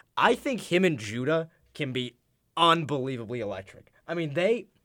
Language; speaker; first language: English; native; English